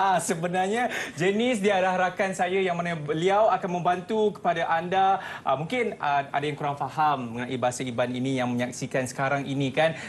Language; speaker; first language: Malay; native; Malay